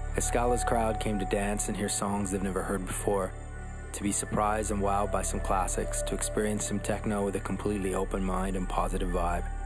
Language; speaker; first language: English; native; English